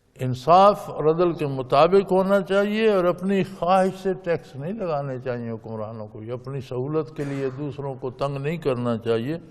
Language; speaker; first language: Urdu; non-native, local second language; Punjabi